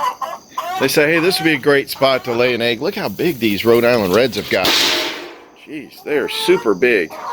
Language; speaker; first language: English; native; English